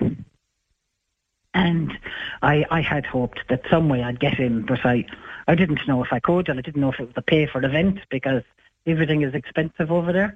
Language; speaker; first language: English; native; English